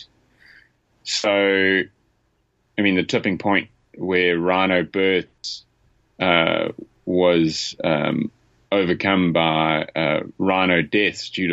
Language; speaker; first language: English; native; English